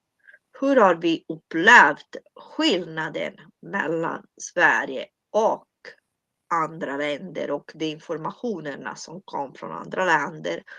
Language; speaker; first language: Swedish; non-native, fluent; Italian